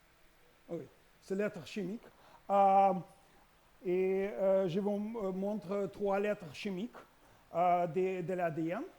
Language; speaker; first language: French; non-native, learner; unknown